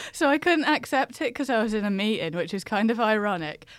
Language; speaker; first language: English; native; English